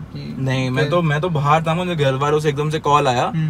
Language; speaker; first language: Hindi; native; Hindi